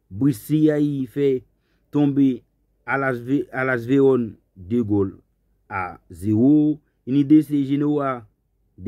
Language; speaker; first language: French; non-native, learner; Haitian Creole